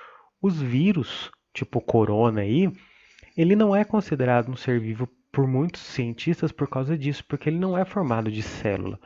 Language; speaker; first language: Portuguese; native; Portuguese